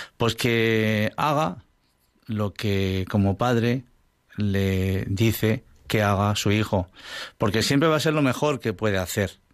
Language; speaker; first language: Spanish; native; Spanish